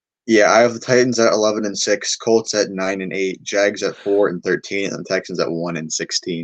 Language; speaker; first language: English; native; English